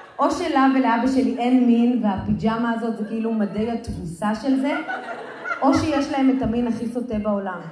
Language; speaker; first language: Hebrew; native; Hebrew